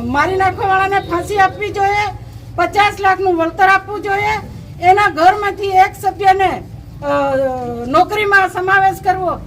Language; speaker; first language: Gujarati; native; Gujarati